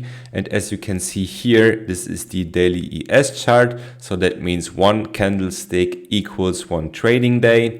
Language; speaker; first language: English; non-native, fluent; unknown